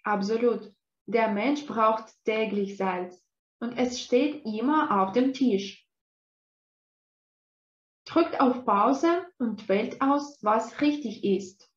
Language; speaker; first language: German; non-native, fluent; Russian